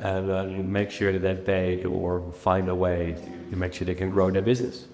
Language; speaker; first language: English; non-native, fluent; Dutch